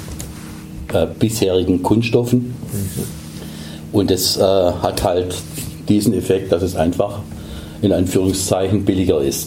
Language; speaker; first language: German; native; German